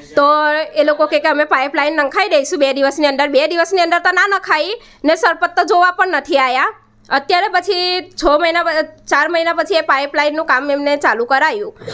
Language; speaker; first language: Gujarati; native; Gujarati